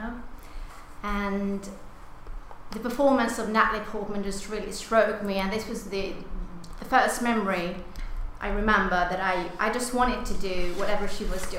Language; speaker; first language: English; non-native, fluent; Hungarian